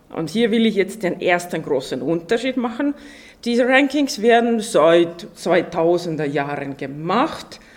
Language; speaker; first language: German; non-native, fluent; Estonian